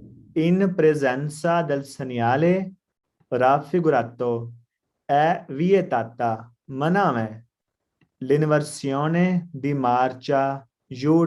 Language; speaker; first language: Italian; non-native, learner; Punjabi